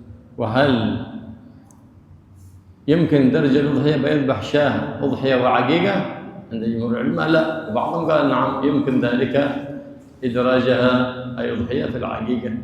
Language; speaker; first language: Arabic; native; Arabic